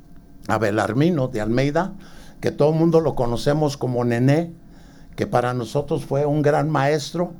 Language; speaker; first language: Spanish; native; Spanish